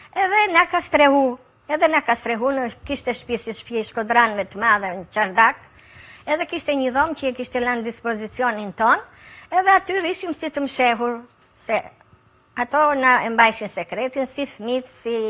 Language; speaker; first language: Albanian; early bilingual, other home language; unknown